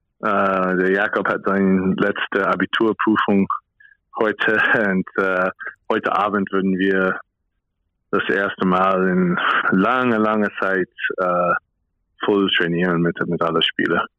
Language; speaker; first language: German; non-native, fluent; English